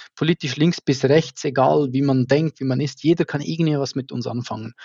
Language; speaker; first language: German; native; German